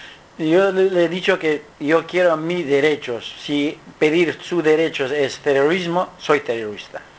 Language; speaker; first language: Spanish; non-native, learner; Kurdish